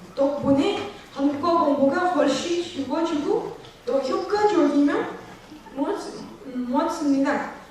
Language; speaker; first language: Korean; non-native, learner; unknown